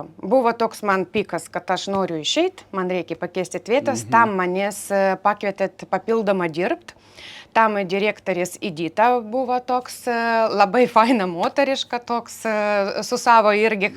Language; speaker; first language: Lithuanian; non-native, learner; Ukrainian